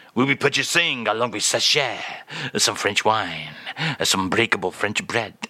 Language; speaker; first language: English; native; English